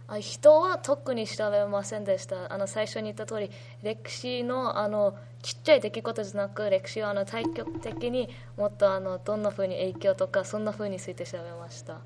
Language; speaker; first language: Japanese; early bilingual, heritage; Japanese